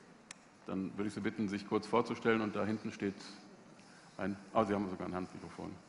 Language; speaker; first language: German; native; German